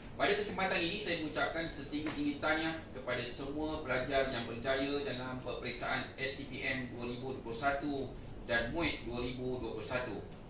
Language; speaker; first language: Malay; native; Malay